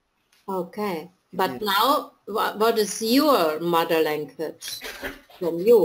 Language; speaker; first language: English; non-native, fluent; German